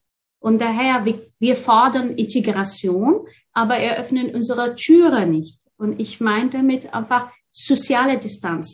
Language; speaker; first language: German; non-native, fluent; Arabic